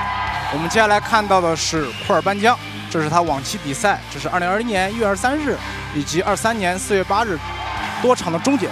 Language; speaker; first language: Chinese; native; Chinese